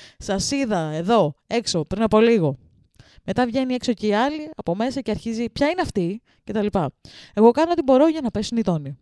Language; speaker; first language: Greek; early bilingual, other home language; Russian